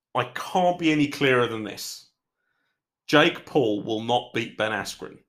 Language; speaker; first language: English; native; English